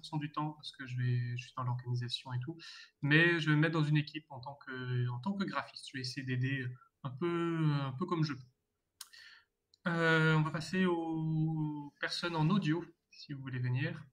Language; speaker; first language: French; native; French